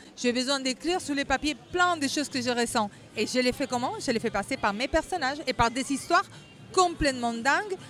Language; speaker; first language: French; non-native, fluent; Spanish